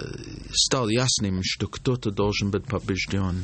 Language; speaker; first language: Russian; non-native, fluent; English